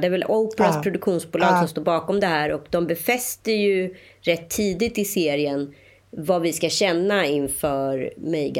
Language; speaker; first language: Swedish; native; Swedish